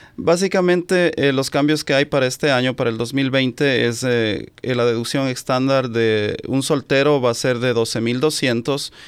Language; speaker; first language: Spanish; native; Spanish